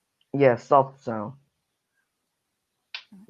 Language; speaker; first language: English; non-native, learner; Korean